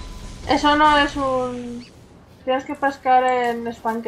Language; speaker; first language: Spanish; native; Spanish